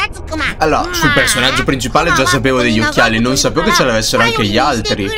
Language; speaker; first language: Italian; native; Italian